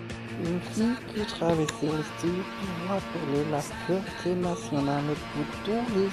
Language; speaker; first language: French; non-native, learner; Spanish